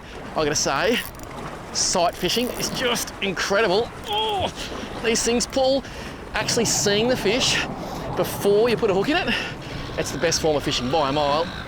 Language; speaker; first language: English; native; English